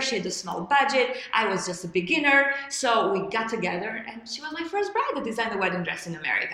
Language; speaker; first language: English; non-native, fluent; Albanian